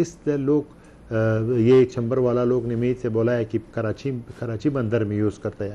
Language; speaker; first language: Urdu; non-native, learner; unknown